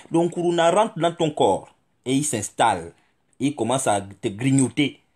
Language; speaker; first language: French; non-native, local second language; Fang